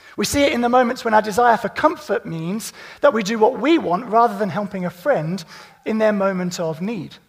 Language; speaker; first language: English; native; English